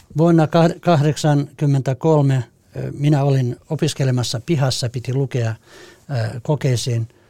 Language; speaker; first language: Finnish; non-native, fluent; Kurdish